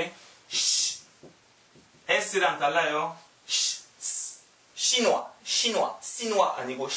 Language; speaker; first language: Korean; non-native, learner; French